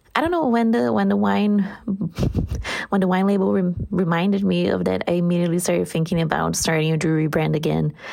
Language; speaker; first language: English; non-native, fluent; Portuguese